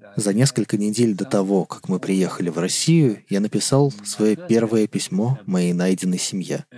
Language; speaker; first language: Russian; non-native, fluent; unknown